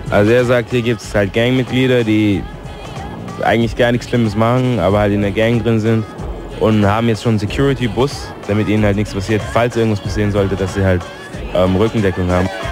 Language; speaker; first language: German; native; German